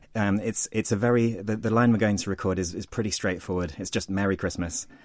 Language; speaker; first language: English; non-native, fluent; Portuguese